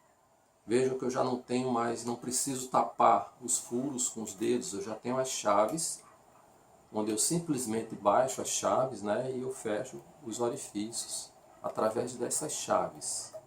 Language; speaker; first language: Portuguese; native; Portuguese